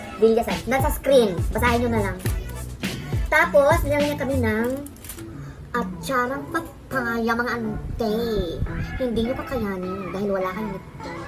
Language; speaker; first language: Filipino; native; Filipino